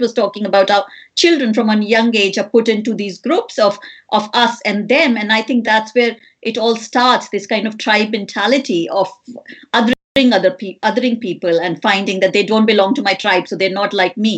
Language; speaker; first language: English; non-native, local second language; Hindi